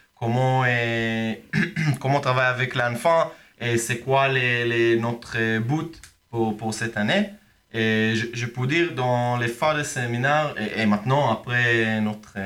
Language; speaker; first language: French; non-native, learner; Hebrew